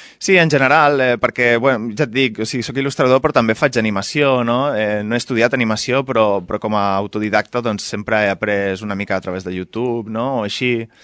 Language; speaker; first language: Catalan; non-native, local second language; Spanish